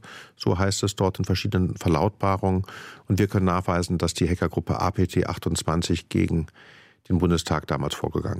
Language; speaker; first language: German; native; German